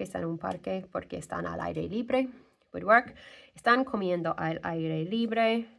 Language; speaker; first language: Spanish; non-native, fluent; English